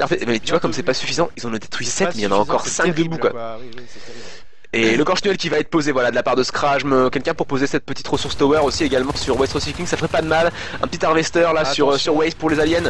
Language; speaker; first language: French; native; French